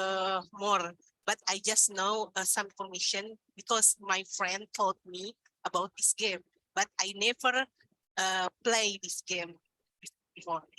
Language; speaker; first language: English; non-native, learner; Indonesian